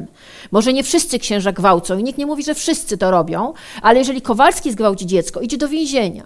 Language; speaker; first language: Polish; native; Polish